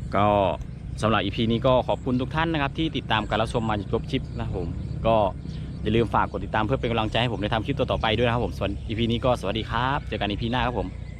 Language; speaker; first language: Thai; native; Thai